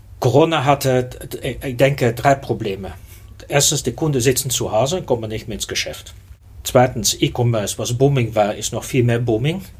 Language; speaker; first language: German; non-native, fluent; Dutch